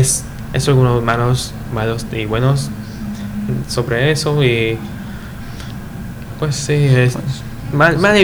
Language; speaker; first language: Spanish; early bilingual, heritage; English